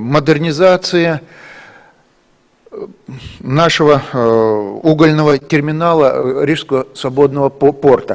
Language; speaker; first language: Russian; native; Russian